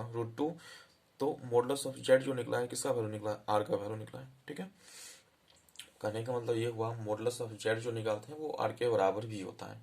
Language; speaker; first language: Hindi; native; Hindi